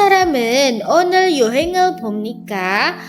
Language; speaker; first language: Korean; non-native, learner; Indonesian